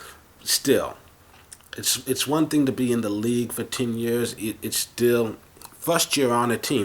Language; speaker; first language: English; native; English